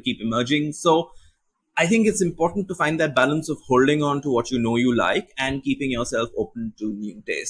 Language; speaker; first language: English; non-native, local second language; Bangla